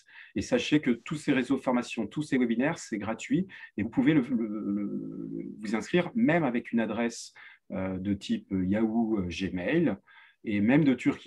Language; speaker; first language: French; native; French